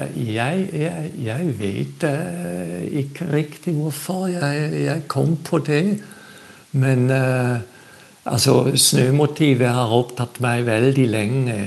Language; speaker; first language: Norwegian; non-native, fluent; German